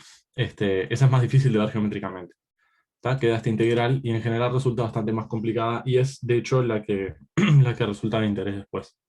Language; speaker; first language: Spanish; native; Spanish